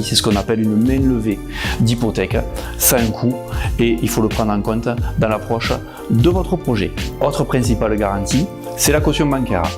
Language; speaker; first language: French; native; French